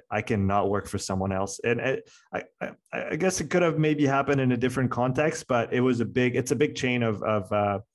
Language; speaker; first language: English; non-native, fluent; French